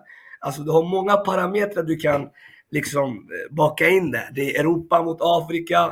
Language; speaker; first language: Swedish; early bilingual, other home language; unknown